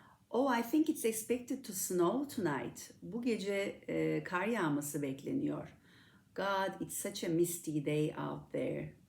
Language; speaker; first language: English; non-native, fluent; Turkish